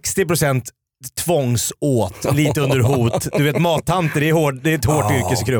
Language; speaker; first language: Swedish; native; Swedish